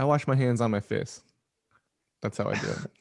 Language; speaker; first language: English; native; English